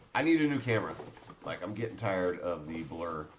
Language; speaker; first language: English; native; English